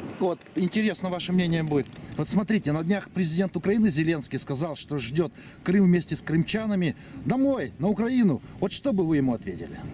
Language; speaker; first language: Russian; native; Russian